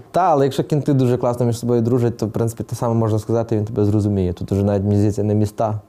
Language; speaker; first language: Ukrainian; native; Ukrainian